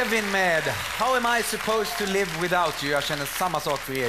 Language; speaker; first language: Swedish; native; Swedish